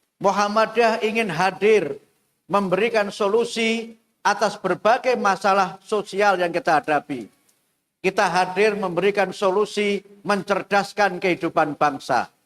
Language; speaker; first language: Indonesian; non-native, local second language; Javanese